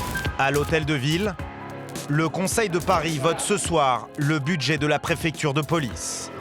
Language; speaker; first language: French; native; French